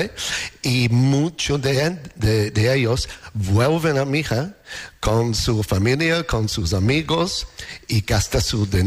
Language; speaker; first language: Spanish; non-native, learner; English